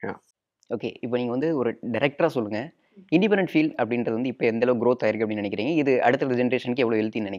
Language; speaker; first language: Tamil; native; Tamil